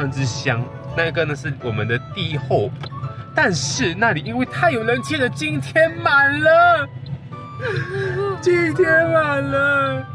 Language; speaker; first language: Chinese; native; Chinese